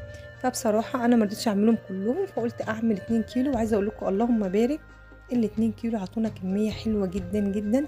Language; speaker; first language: Arabic; native; Arabic